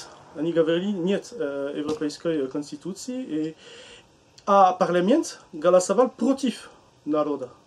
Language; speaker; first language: Russian; non-native, learner; French